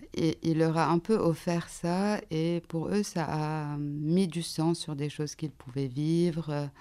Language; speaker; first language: French; non-native, local second language; Arabic